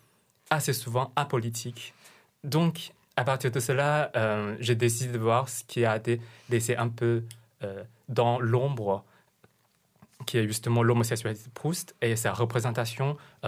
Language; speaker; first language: French; non-native, fluent; Chinese